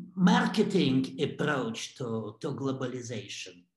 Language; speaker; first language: English; non-native, fluent; Russian